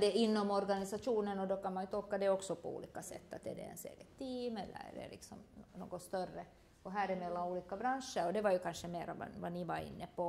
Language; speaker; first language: Swedish; native; Swedish